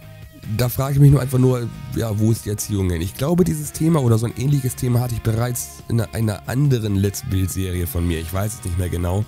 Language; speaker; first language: German; native; German